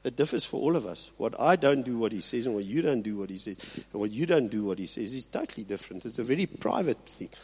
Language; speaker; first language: English; non-native, local second language; Afrikaans